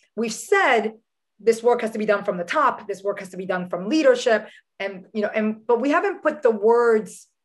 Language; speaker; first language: English; early bilingual, other home language; Spanish